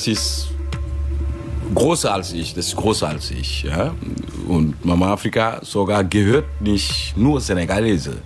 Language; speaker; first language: German; non-native, fluent; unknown